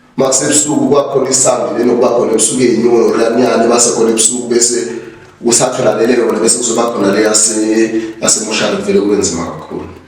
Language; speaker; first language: Zulu; native; Zulu